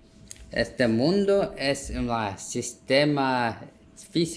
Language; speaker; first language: Spanish; non-native, learner; Korean